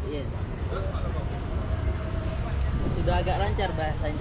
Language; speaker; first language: Indonesian; non-native, local second language; Javanese